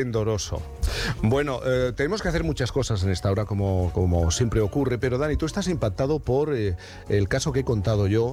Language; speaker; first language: Spanish; native; Spanish